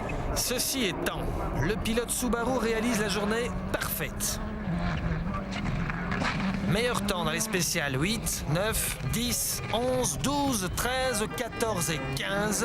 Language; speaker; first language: French; native; French